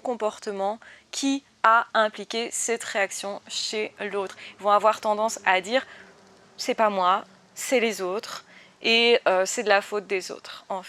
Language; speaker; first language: French; native; French